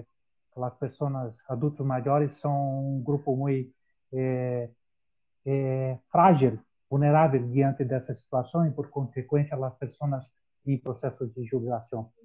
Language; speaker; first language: Spanish; non-native, fluent; Portuguese